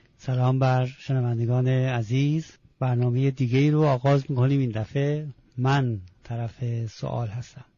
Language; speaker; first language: Persian; non-native, local second language; Azerbaijani